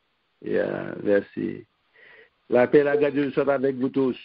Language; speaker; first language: French; non-native, local second language; Haitian Creole